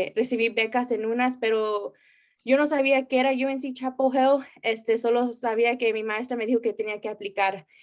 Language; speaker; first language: Spanish; early bilingual, heritage; Spanish